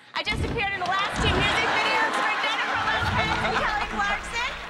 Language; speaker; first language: English; native; English